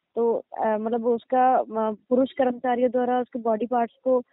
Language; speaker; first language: Hindi; native; Hindi